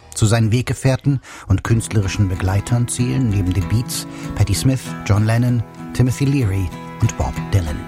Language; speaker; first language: German; native; German